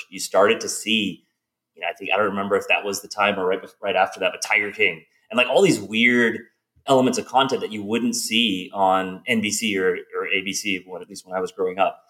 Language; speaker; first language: English; native; English